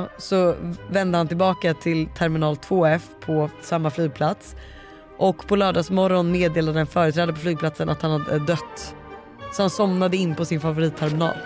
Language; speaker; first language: Swedish; native; Swedish